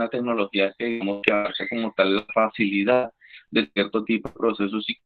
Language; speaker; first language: Spanish; native; Spanish